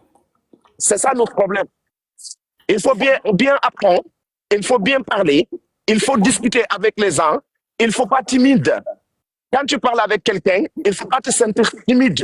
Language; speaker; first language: French; non-native, learner; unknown